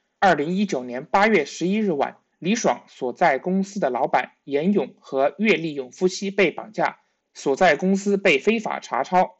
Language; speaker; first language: Chinese; native; Chinese